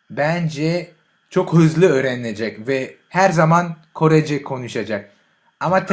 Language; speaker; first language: Turkish; non-native, learner; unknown